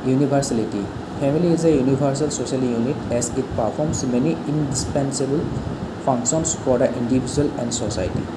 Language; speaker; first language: English; non-native, local second language; Assamese